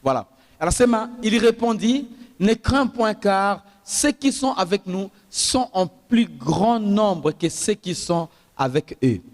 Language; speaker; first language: French; non-native, local second language; Swahili